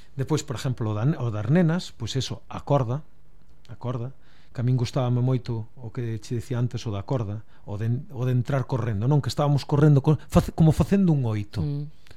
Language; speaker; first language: Galician; native; Galician